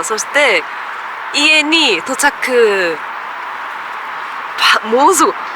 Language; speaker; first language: Japanese; non-native, learner; Korean